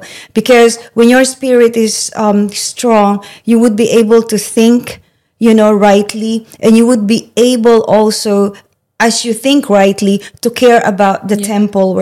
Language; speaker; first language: English; non-native, local second language; Filipino